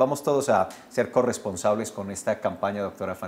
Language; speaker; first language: Spanish; native; Spanish